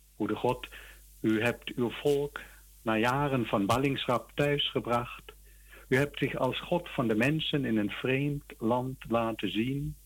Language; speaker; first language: Dutch; native; Dutch